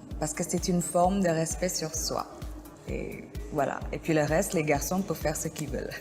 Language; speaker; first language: French; non-native, fluent; Indonesian